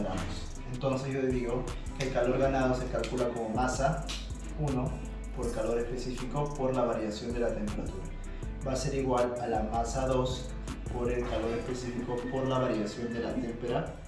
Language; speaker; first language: Spanish; native; Spanish